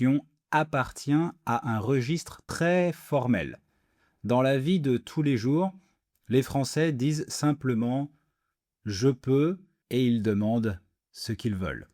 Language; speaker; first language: French; native; French